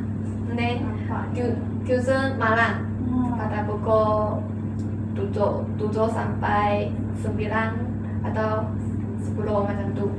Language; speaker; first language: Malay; non-native, local second language; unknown